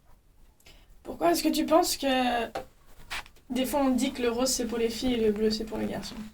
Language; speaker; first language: French; native; French